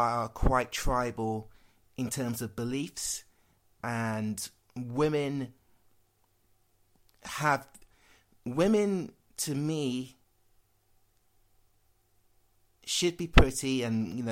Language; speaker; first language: English; native; English